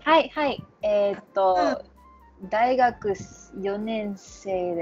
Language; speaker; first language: Japanese; non-native, learner; English